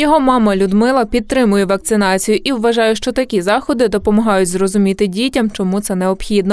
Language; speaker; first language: Ukrainian; native; Ukrainian